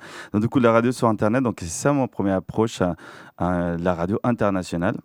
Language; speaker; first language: French; non-native, fluent; Spanish